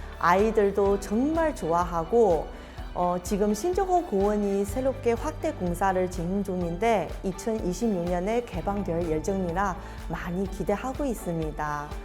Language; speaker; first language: Korean; non-native, fluent; Chinese